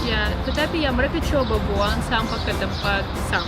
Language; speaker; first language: Indonesian; non-native, learner; Russian